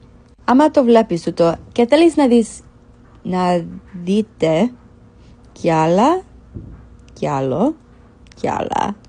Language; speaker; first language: Greek; early bilingual, heritage; English